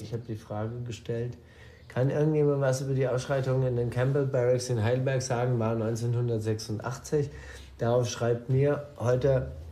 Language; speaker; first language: German; native; German